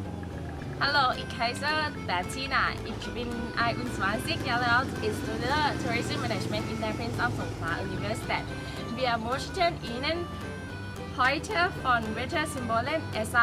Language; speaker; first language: German; non-native, learner; Thai